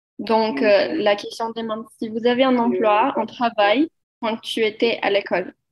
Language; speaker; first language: French; non-native, learner; Portuguese